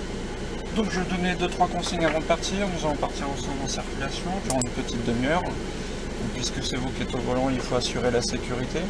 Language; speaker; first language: French; native; French